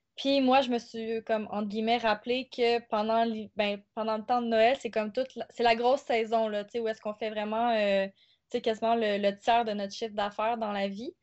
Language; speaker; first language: French; native; French